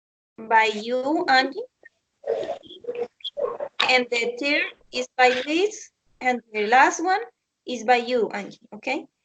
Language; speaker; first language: English; non-native, learner; Spanish